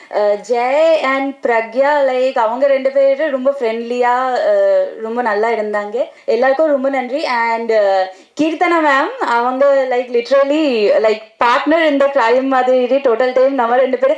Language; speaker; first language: Tamil; non-native, fluent; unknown